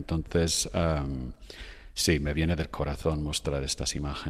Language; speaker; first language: Spanish; non-native, fluent; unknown